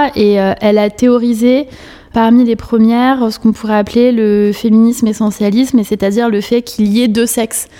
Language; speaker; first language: French; native; French